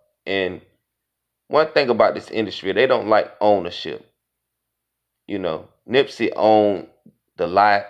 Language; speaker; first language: English; native; English